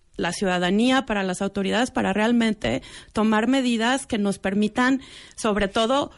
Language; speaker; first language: Spanish; native; Spanish